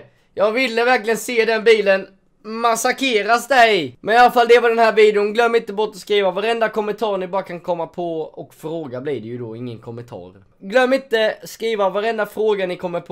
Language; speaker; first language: Swedish; native; Swedish